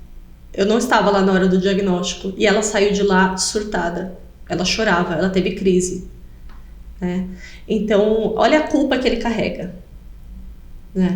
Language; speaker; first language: Portuguese; native; Portuguese